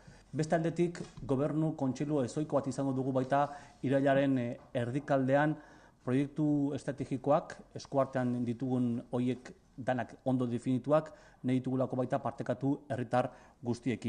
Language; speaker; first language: Basque; native; Basque